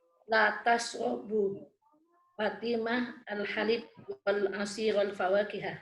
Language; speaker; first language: Arabic; non-native, learner; Indonesian